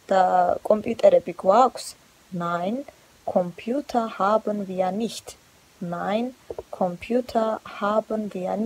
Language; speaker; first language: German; non-native, fluent; Georgian